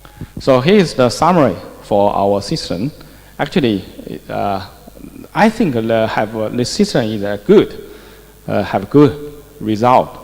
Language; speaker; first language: English; non-native, fluent; Chinese